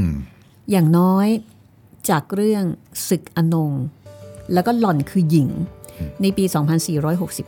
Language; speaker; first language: Thai; native; Thai